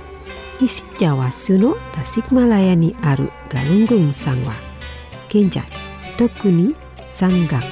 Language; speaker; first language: Japanese; non-native, fluent; Indonesian